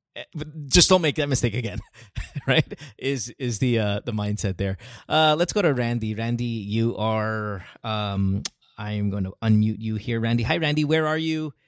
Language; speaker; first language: English; non-native, local second language; Filipino